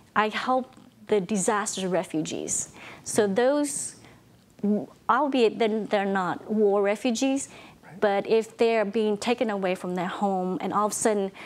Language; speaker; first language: English; non-native, fluent; Vietnamese